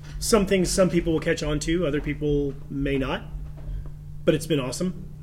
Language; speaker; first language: English; native; English